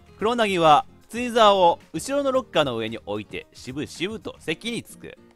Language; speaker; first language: Japanese; native; Japanese